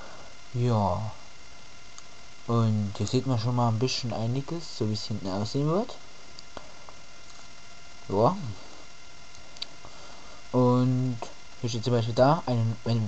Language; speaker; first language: German; native; German